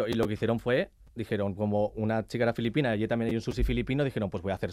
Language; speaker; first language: Spanish; native; Spanish